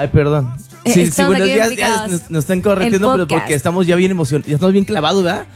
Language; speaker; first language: Spanish; native; Spanish